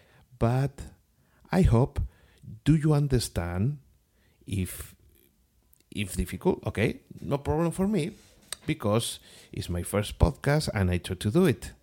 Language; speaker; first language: English; non-native, learner; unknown